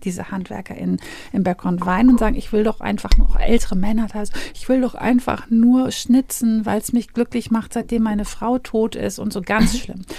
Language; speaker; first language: German; native; German